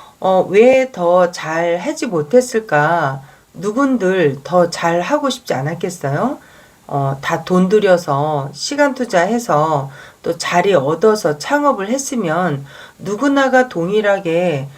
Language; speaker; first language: Korean; native; Korean